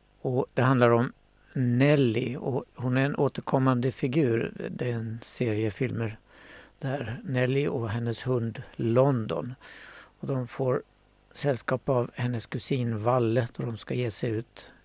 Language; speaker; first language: Swedish; native; Swedish